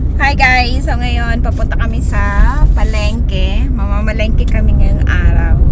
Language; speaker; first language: Filipino; native; Filipino